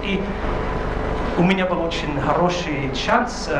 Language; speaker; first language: Russian; non-native, fluent; English